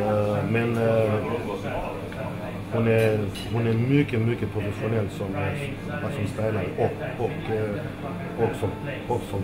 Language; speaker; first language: Swedish; early bilingual, other home language; Macedonian